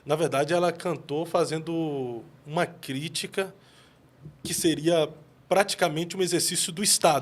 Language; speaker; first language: Portuguese; native; Portuguese